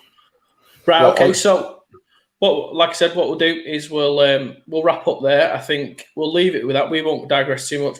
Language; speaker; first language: English; native; English